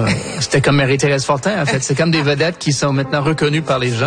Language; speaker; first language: French; non-native, local second language; English